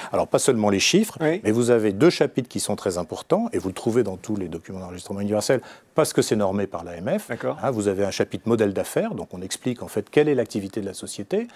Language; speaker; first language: French; native; French